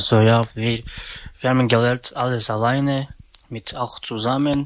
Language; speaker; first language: German; non-native, learner; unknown